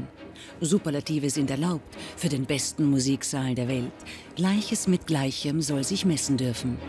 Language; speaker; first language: German; native; German